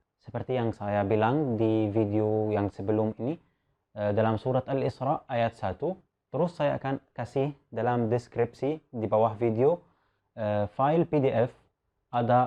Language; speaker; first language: Indonesian; non-native, fluent; Arabic